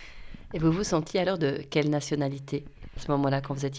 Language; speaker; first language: French; native; French